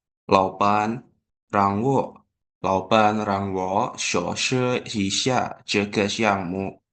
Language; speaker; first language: Chinese; non-native, learner; Indonesian